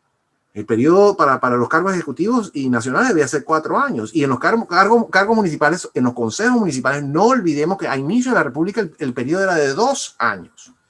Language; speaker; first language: Spanish; native; Spanish